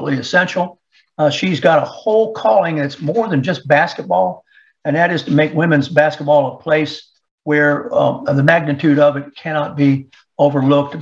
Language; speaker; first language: English; native; English